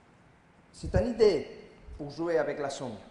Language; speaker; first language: French; non-native, learner; Spanish